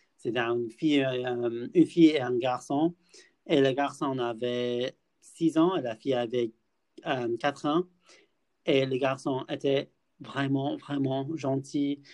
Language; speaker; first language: French; non-native, learner; English